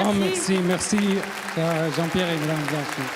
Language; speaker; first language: French; non-native, learner; Arabic